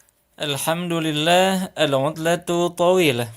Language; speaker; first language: Arabic; non-native, fluent; Indonesian